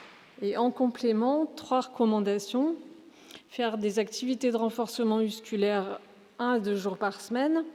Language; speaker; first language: French; native; French